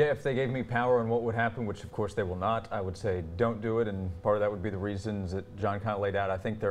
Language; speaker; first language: English; native; English